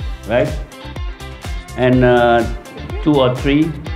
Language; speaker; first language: English; non-native, fluent; Indonesian